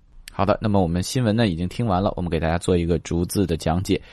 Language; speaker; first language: Chinese; native; Chinese